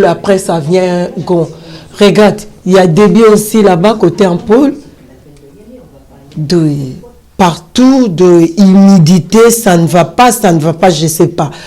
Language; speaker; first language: French; non-native, learner; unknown